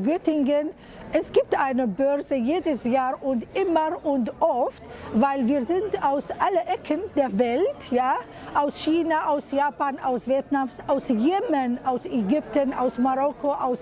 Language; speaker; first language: German; non-native, learner; Arabic